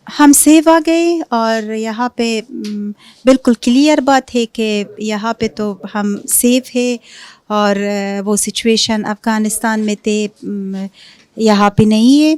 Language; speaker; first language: Hindi; non-native, fluent; Punjabi